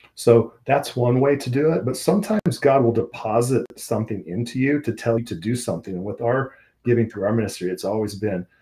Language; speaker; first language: English; native; English